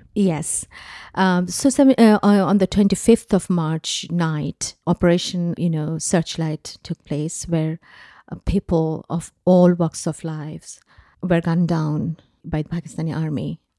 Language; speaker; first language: English; non-native, local second language; Bangla